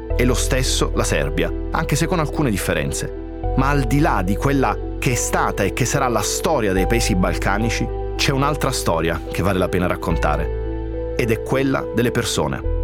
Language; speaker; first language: Italian; native; Italian